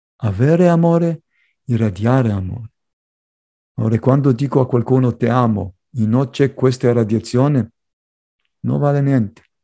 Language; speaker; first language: Italian; non-native, fluent; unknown